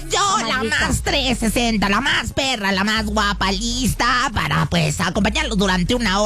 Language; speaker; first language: Spanish; native; Spanish